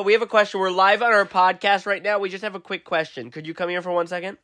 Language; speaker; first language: English; native; English